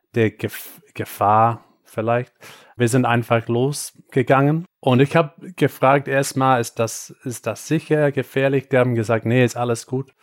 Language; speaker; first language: German; non-native, fluent; English